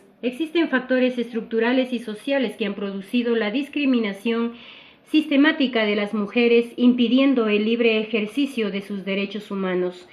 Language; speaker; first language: Spanish; native; Spanish